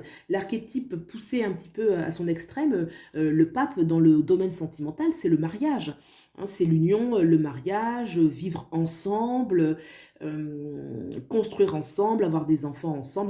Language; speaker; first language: French; native; French